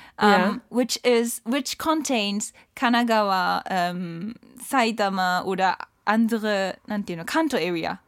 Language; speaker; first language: German; non-native, learner; Japanese